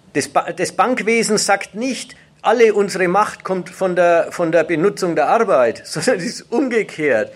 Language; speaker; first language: German; native; German